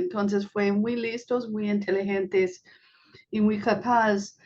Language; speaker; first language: Spanish; non-native, fluent; English